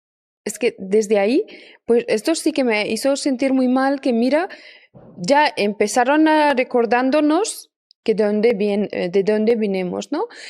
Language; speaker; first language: Spanish; non-native, fluent; Persian